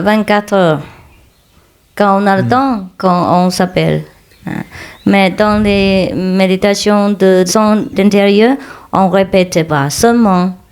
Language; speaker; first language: French; non-native, fluent; Vietnamese